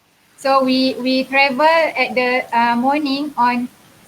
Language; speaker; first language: English; non-native, local second language; Malay